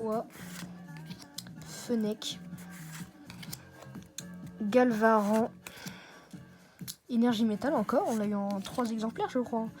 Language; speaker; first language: French; native; French